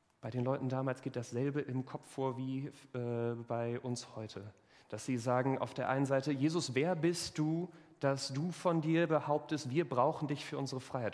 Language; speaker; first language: German; native; German